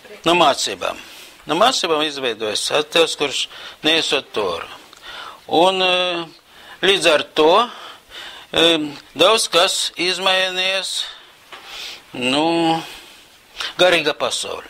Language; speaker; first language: Latvian; non-native, local second language; Russian